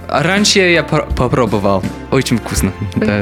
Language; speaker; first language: Russian; non-native, learner; English